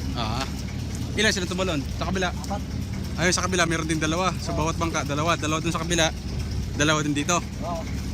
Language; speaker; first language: Filipino; non-native, local second language; Cebuano